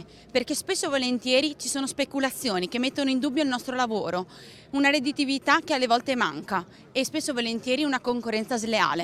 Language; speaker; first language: Italian; native; Italian